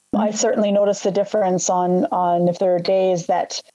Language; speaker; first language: English; native; English